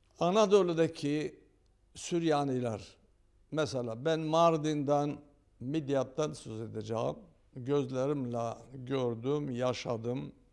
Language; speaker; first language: Turkish; non-native, local second language; Turoyo